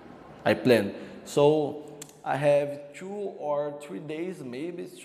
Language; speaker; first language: English; non-native, learner; Portuguese